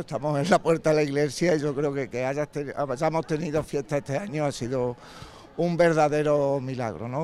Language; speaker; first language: Spanish; native; Spanish